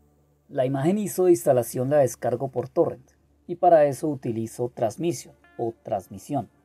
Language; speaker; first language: Spanish; native; Spanish